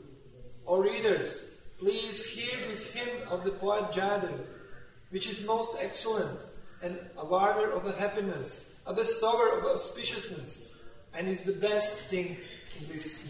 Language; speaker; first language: English; non-native, local second language; Tamil